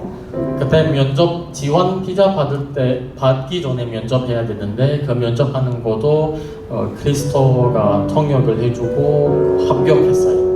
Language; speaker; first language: Korean; non-native, fluent; Indonesian